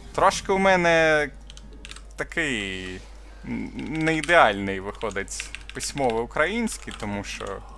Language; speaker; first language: Ukrainian; non-native, local second language; Russian